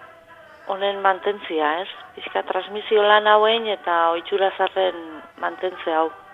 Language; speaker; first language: Basque; native; Basque